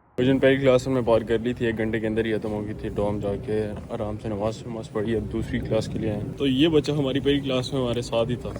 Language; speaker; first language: Urdu; native; Urdu